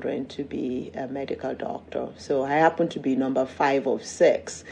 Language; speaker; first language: English; non-native, local second language; Yoruba